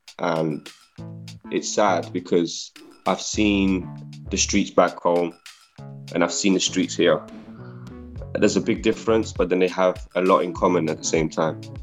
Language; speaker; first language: English; early bilingual, other home language; Spanish